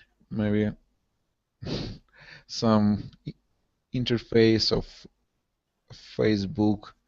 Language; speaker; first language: English; non-native, learner; Russian